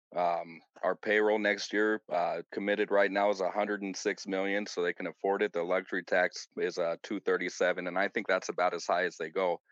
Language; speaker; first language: English; native; English